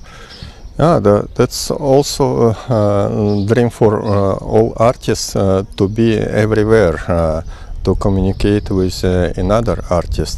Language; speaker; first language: English; non-native, learner; Russian